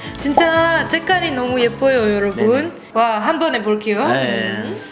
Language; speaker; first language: Korean; non-native, learner; French